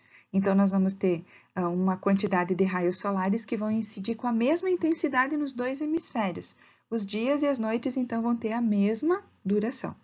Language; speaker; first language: Portuguese; native; Portuguese